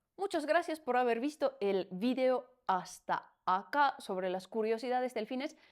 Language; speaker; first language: Spanish; non-native, fluent; Finnish